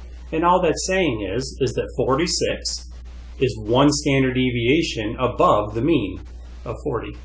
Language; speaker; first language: English; native; English